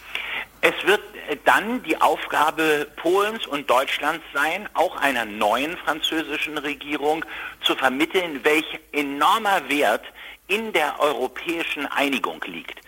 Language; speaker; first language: German; native; German